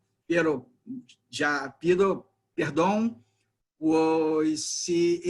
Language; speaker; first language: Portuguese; non-native, learner; Spanish